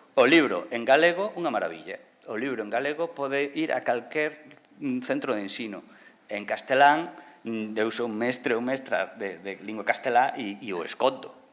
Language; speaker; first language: Galician; non-native, local second language; Spanish